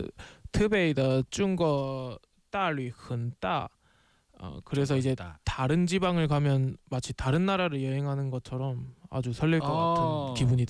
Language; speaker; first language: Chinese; non-native, learner; Korean